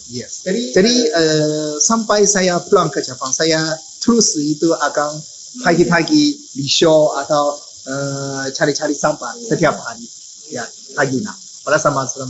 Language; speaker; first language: Indonesian; non-native, learner; Japanese